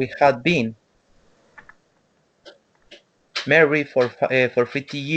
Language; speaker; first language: English; non-native, learner; Spanish